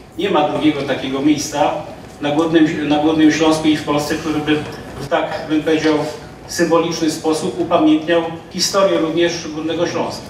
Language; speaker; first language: Polish; native; Polish